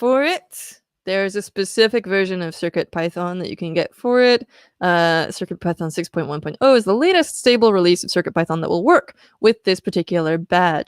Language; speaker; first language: English; native; English